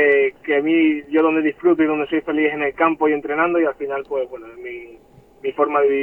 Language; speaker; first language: Spanish; native; Spanish